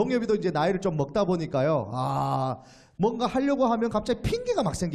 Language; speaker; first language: Korean; native; Korean